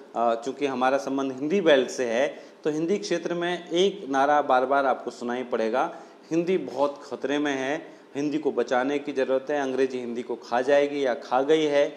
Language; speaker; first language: Hindi; non-native, local second language; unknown